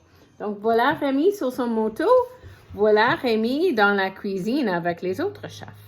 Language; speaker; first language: French; non-native, fluent; English